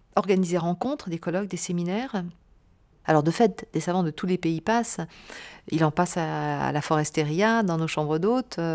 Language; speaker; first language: French; native; French